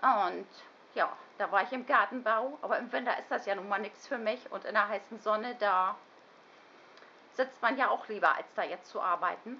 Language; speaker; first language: German; native; German